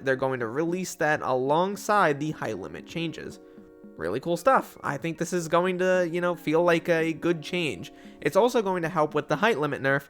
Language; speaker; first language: English; native; English